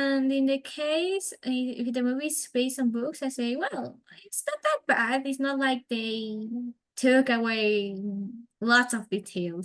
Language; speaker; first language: English; non-native, fluent; Spanish